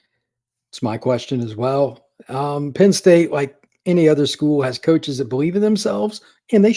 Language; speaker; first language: English; native; English